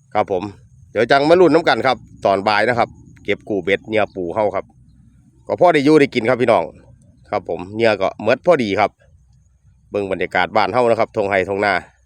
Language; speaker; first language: Thai; native; Thai